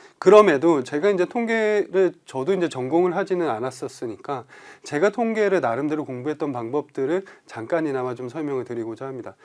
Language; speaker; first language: Korean; native; Korean